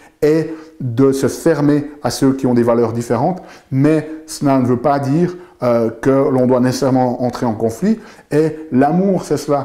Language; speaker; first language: French; native; French